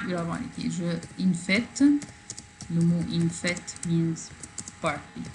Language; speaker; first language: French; non-native, learner; Arabic